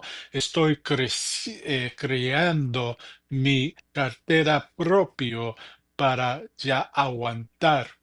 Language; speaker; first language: Spanish; early bilingual, heritage; English